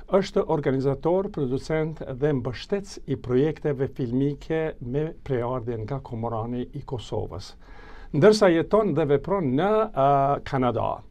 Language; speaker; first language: Albanian; native; Albanian